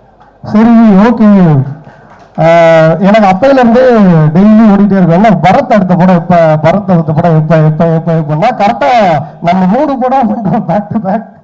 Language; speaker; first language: Tamil; native; Tamil